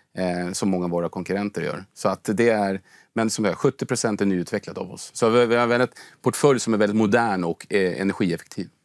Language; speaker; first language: Swedish; native; Swedish